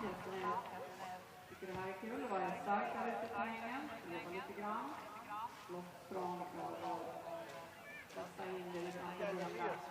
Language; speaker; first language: Swedish; native; Swedish